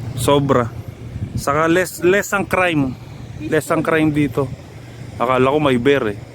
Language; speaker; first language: Filipino; native; Filipino